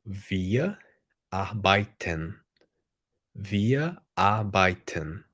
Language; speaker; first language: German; non-native, fluent; Portuguese